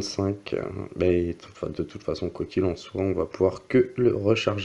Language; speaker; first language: French; native; French